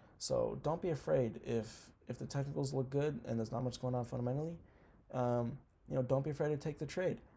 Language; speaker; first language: English; native; English